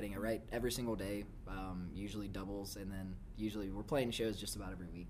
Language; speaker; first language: English; native; English